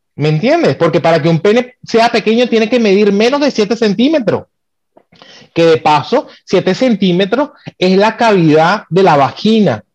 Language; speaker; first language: Spanish; native; Spanish